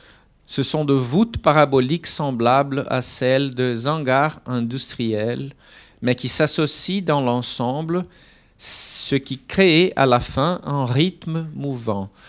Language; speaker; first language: French; non-native, fluent; Portuguese